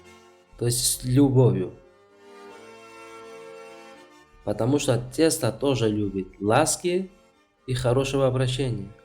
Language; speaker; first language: Russian; non-native, fluent; Georgian